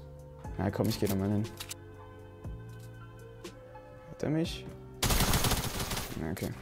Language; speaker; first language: German; native; German